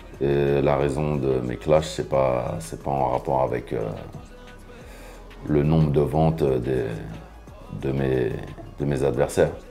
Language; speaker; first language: French; native; French